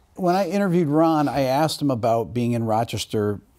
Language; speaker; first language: English; native; English